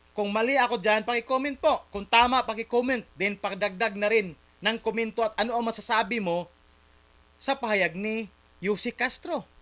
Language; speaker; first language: Filipino; native; Filipino